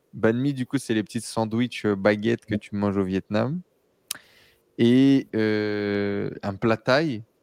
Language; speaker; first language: French; native; French